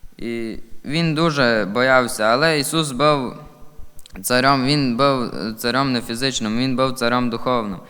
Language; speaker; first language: Ukrainian; native; Ukrainian